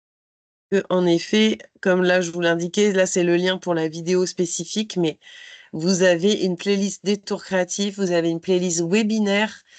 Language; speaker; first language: French; native; French